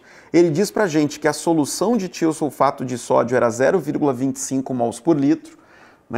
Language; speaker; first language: Portuguese; native; Portuguese